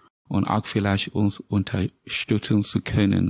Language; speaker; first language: German; non-native, learner; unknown